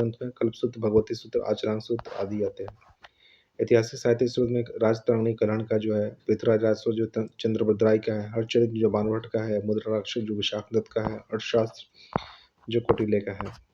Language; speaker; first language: Hindi; native; Hindi